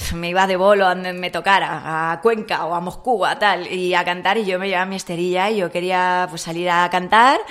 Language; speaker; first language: Spanish; native; Spanish